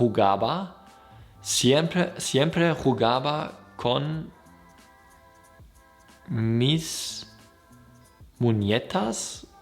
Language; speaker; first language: Spanish; non-native, learner; German